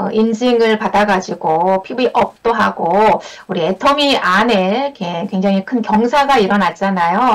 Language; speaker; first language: Korean; native; Korean